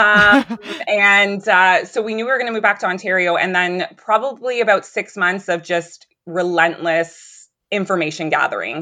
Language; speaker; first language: English; native; English